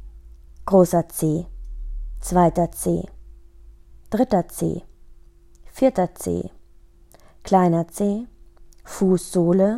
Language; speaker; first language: German; native; German